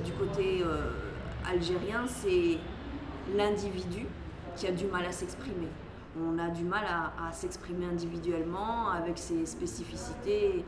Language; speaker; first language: French; native; French